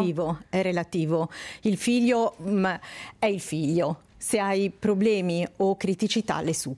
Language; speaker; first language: Italian; native; Italian